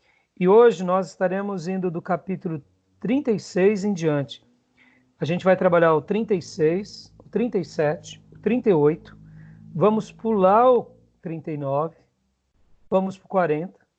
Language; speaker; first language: Portuguese; native; Portuguese